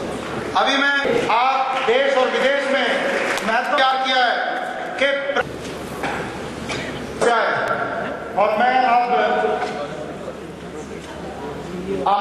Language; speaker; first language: Hindi; native; Hindi